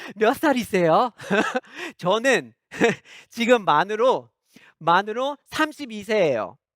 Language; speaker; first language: Korean; non-native, fluent; English